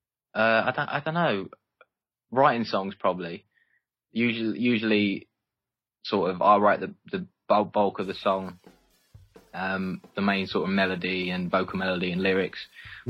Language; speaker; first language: English; native; English